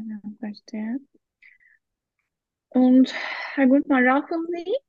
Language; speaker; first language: German; non-native, learner; Turkish